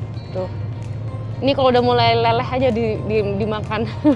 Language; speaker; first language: Indonesian; early bilingual, heritage; Indonesian